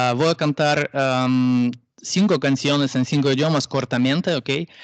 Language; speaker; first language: Spanish; non-native, learner; Russian